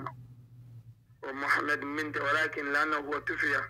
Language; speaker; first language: Arabic; non-native, learner; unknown